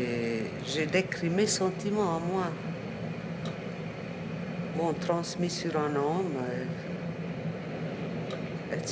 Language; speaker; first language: French; non-native, fluent; Hungarian